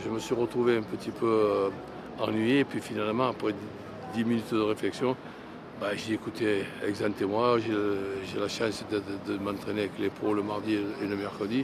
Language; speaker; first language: French; native; French